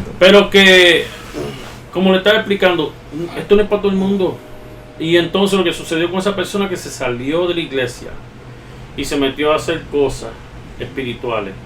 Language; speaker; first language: Spanish; early bilingual, heritage; Spanish